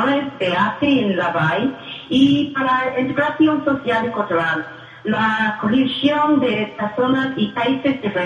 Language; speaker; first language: Spanish; non-native, fluent; English